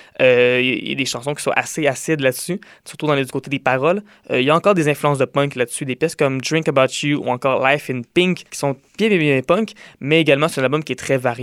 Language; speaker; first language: French; native; French